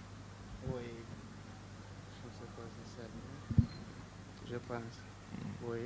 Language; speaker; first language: French; non-native, learner; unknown